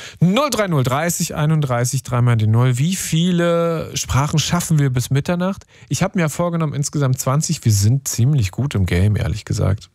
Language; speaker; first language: German; native; German